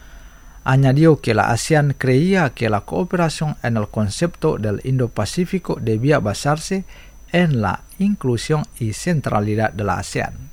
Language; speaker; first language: Spanish; non-native, fluent; Indonesian